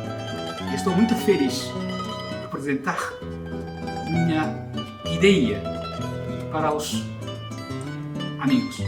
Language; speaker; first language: Portuguese; non-native, learner; Japanese